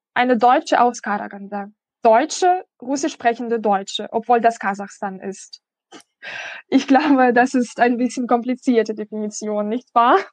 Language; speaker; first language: German; non-native, fluent; Russian